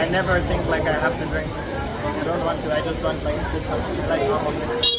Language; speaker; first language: English; non-native, fluent; Vietnamese